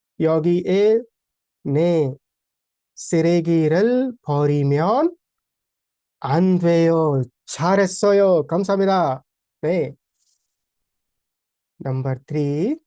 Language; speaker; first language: Korean; non-native, fluent; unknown